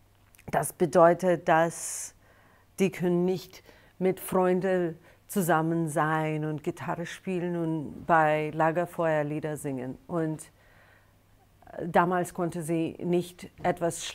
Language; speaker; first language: German; non-native, fluent; Russian